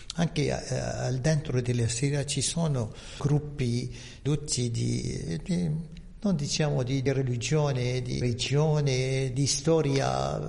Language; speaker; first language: Italian; non-native, fluent; Arabic